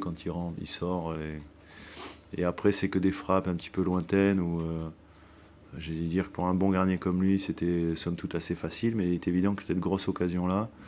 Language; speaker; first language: French; native; French